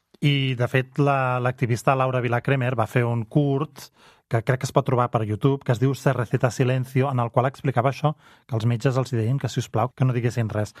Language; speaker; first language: Catalan; native; Catalan